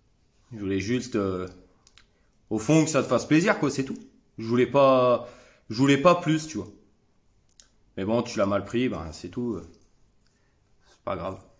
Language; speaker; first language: French; native; French